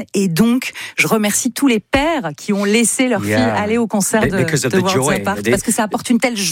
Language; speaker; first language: French; native; French